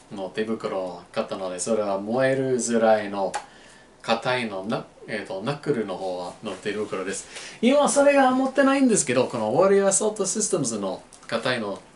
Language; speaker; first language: Japanese; non-native, learner; English